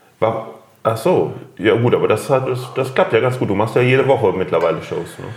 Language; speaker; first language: German; native; German